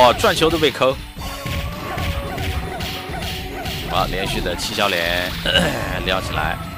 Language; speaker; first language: Chinese; native; Chinese